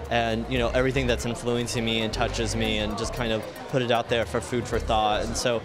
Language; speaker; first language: English; native; English